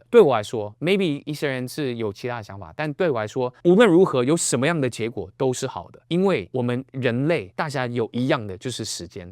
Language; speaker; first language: Chinese; native; Chinese